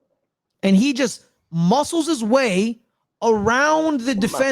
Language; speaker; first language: English; native; English